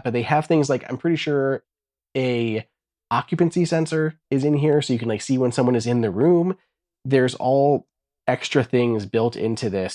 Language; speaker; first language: English; native; English